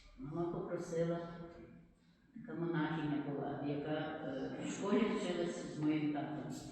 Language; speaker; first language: Ukrainian; native; Ukrainian